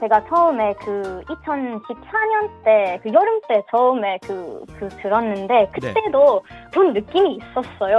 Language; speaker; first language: Korean; non-native, learner; Swedish